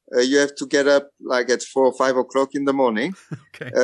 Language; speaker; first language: English; non-native, fluent; French